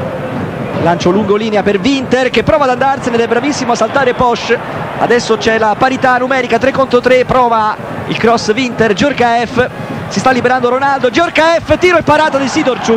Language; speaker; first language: Italian; native; Italian